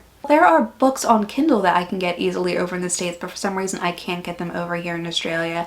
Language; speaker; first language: English; native; English